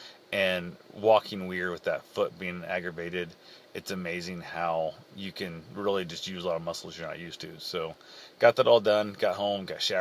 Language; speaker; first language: English; native; English